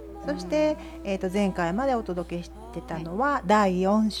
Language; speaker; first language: Japanese; native; Japanese